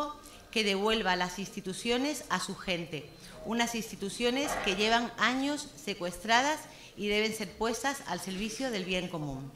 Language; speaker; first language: Spanish; native; Spanish